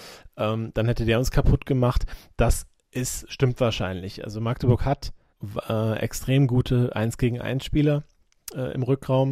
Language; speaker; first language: German; native; German